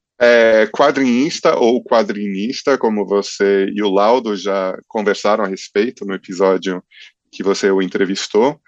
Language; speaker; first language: Portuguese; early bilingual, other home language; English